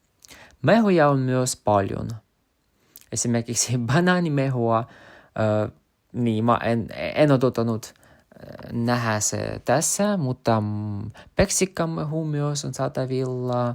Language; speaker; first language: Finnish; non-native, learner; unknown